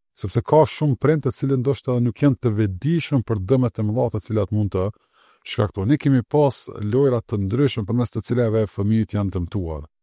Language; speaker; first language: Albanian; native; Albanian